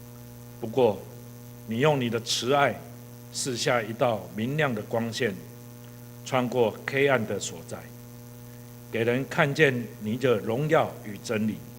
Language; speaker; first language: Chinese; native; Chinese